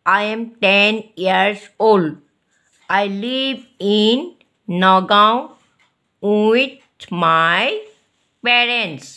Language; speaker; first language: English; non-native, local second language; Assamese